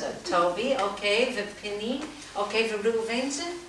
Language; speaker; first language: Hebrew; non-native, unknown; English